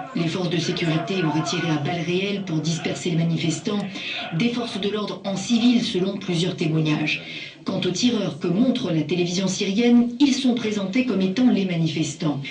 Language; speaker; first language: French; native; French